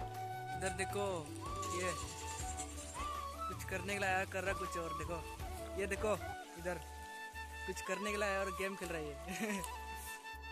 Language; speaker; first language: Hindi; non-native, local second language; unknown